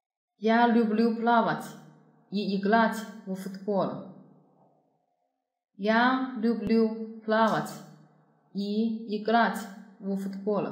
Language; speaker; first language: Russian; non-native, fluent; Chinese